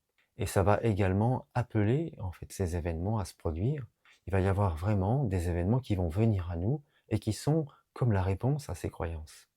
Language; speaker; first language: French; native; French